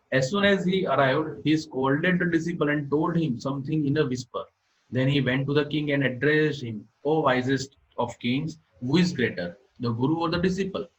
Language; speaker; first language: English; non-native, local second language; Gujarati